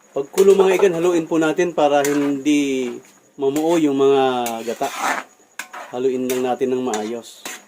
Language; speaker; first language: Filipino; non-native, local second language; Bikol